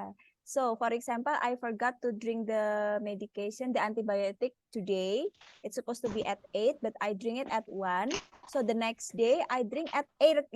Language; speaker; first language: English; non-native, fluent; Indonesian